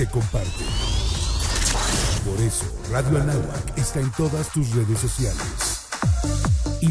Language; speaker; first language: Spanish; native; Spanish